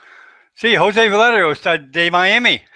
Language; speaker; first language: Spanish; non-native, learner; English